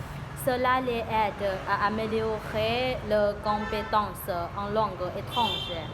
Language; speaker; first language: French; non-native, learner; Vietnamese